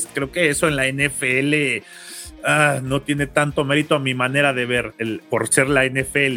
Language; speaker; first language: Spanish; native; Spanish